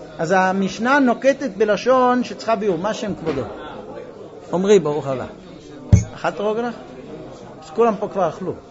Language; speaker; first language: Hebrew; non-native, fluent; English